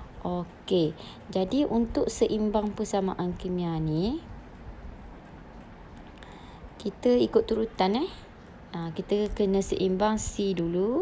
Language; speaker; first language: Malay; native; Malay